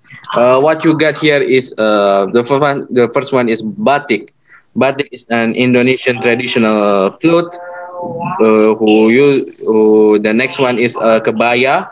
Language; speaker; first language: English; non-native, learner; Indonesian